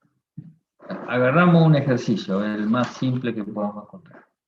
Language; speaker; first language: Spanish; native; Spanish